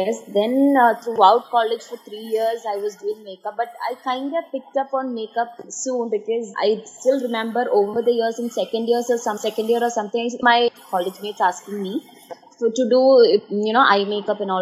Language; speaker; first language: English; non-native, local second language; Malayalam